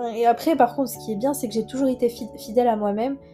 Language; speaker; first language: French; non-native, local second language; Arabic